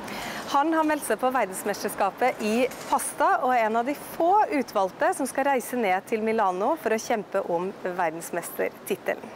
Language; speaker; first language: Norwegian; native; Norwegian